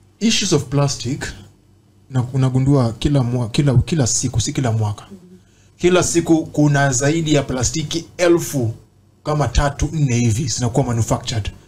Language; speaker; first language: Swahili; non-native, local second language; Luo (Kenya and Tanzania)